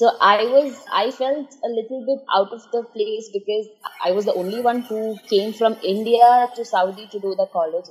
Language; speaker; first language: English; non-native, local second language; Malayalam